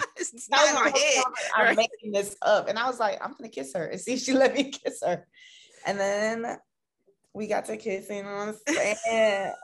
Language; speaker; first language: English; native; English